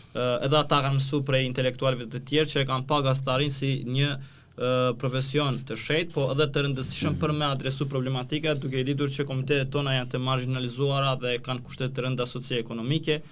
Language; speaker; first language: Albanian; non-native, local second language; Romany